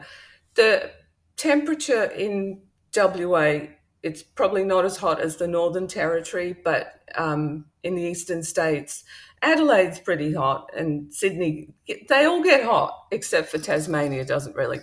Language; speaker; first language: English; native; English